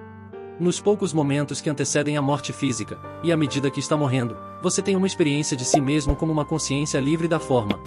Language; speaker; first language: Portuguese; native; Portuguese